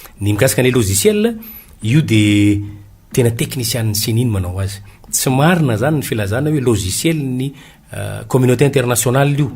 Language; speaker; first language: Malagasy; native; Malagasy